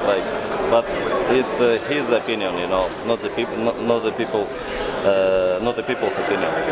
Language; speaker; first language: English; non-native, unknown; Russian